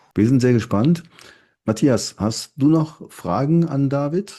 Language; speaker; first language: German; native; German